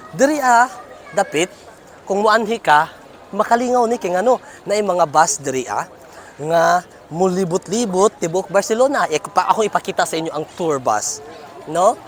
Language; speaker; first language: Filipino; non-native, local second language; Cebuano